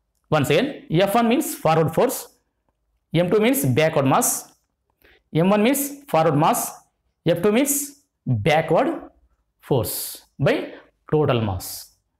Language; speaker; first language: English; non-native, local second language; Telugu